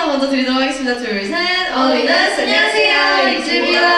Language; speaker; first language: Korean; native; Korean